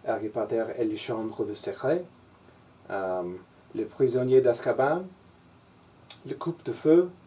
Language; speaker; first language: French; non-native, learner; English